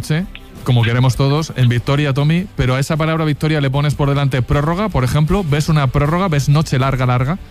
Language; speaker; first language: Spanish; native; Spanish